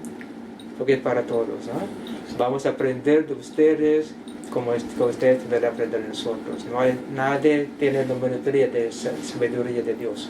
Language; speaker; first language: Spanish; non-native, learner; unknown